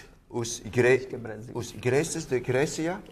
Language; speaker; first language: Portuguese; non-native, fluent; Dutch